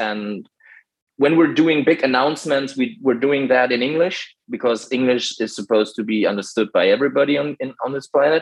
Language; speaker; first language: English; non-native, fluent; German